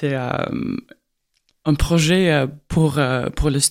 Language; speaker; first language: French; non-native, fluent; Estonian